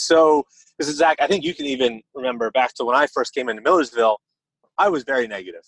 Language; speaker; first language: English; native; English